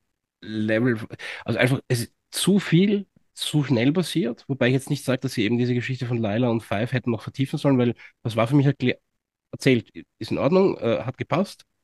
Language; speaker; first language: German; native; German